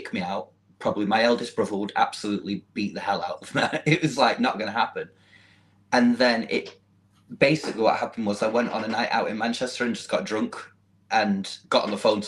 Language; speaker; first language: English; native; English